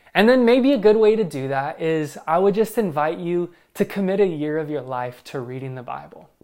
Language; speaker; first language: English; native; English